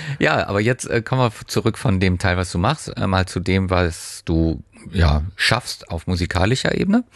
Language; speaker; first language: German; native; German